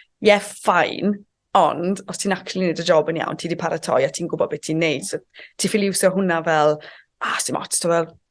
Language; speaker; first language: Welsh; native; Welsh